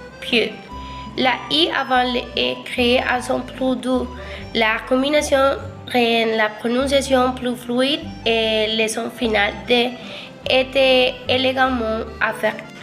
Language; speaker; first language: French; non-native, learner; Spanish